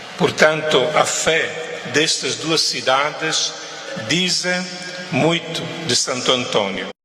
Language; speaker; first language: Portuguese; non-native, fluent; Italian